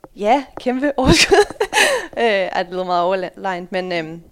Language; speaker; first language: Danish; early bilingual, other home language; Dutch